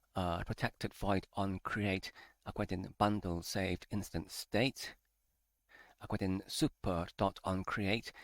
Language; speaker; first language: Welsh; non-native, learner; English